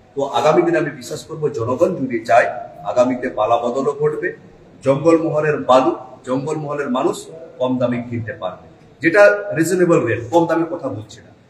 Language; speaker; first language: Bangla; non-native, local second language; Santali